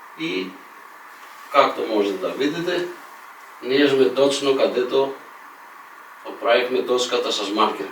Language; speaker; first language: Bulgarian; non-native, fluent; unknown